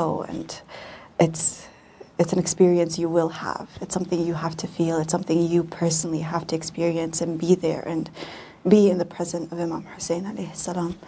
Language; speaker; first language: English; non-native, fluent; Bosnian